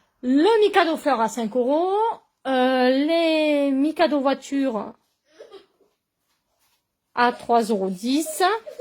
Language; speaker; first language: French; native; French